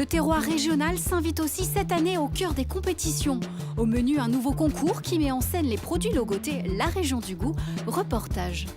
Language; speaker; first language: French; native; French